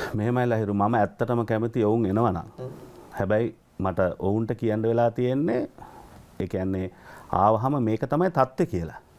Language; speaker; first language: Sinhala; native; Sinhala